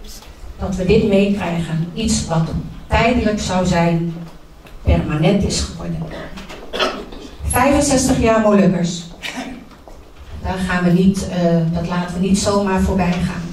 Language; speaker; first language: Dutch; early bilingual, other home language; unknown